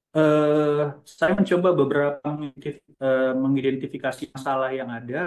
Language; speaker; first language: Indonesian; native; Indonesian